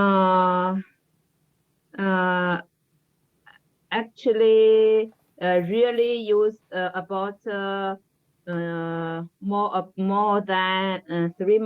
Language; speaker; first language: English; non-native, learner; Chinese